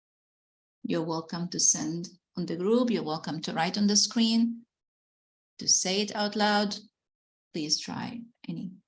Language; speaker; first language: English; non-native, fluent; Arabic